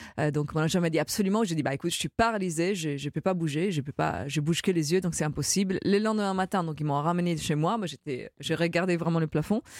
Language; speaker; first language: French; non-native, fluent; Italian